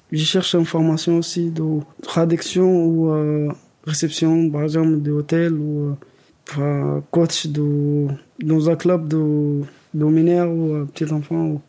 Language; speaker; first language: French; non-native, learner; Arabic